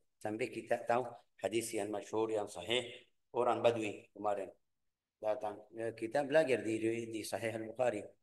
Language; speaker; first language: Malay; non-native, fluent; Arabic